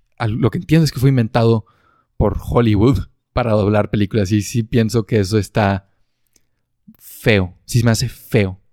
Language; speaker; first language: Spanish; native; Spanish